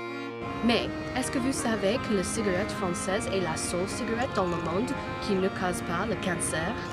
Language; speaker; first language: French; non-native, learner; English